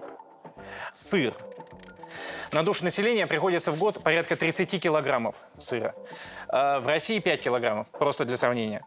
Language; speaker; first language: Russian; native; Russian